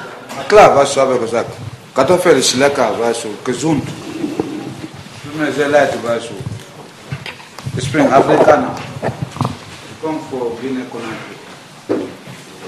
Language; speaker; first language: German; non-native, learner; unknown